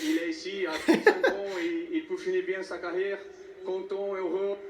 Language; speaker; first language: French; non-native, fluent; Portuguese